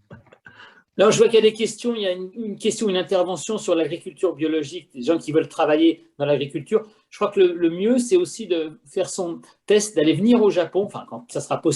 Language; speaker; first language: French; native; French